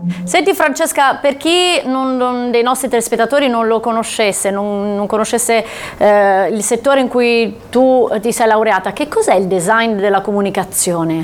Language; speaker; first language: Italian; native; Italian